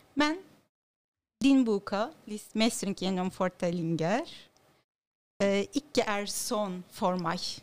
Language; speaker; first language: Norwegian; non-native, learner; Turkish